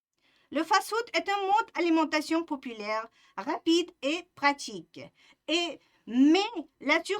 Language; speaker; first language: French; non-native, fluent; Uzbek